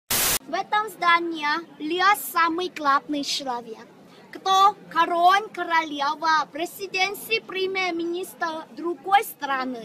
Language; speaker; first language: Russian; non-native, learner; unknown